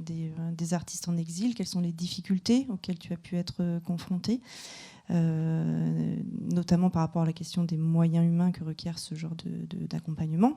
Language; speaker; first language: French; native; French